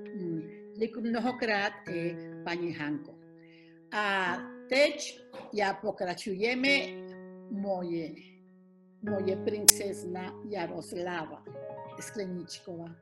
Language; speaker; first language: Czech; non-native, learner; Spanish